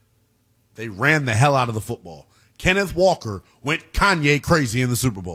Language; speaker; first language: English; native; English